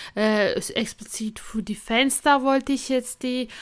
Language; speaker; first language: German; non-native, fluent; Latvian